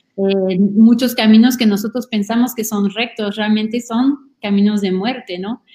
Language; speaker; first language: Spanish; non-native, fluent; French